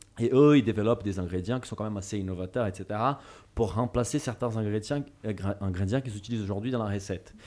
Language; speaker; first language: French; non-native, fluent; Portuguese